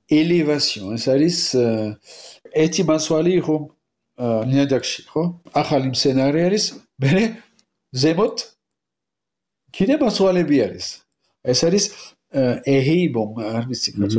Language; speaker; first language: Georgian; non-native, learner; French